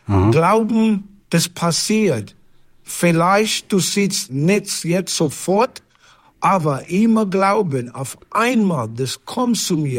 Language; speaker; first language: German; non-native, fluent; English